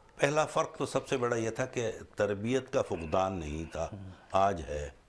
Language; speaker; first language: Urdu; native; Urdu